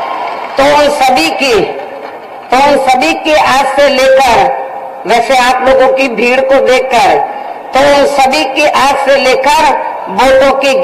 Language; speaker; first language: Hindi; native; Hindi